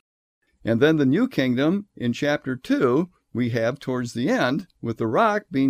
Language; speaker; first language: English; native; English